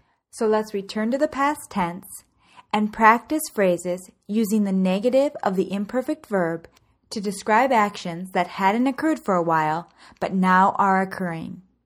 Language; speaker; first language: English; native; English